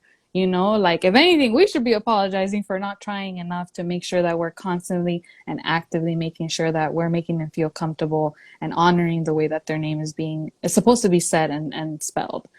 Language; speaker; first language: English; early bilingual, other home language; Spanish